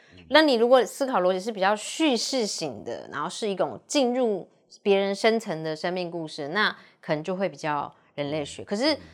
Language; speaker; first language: Chinese; native; Chinese